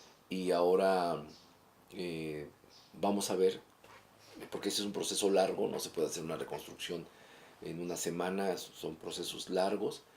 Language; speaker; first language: Spanish; native; Spanish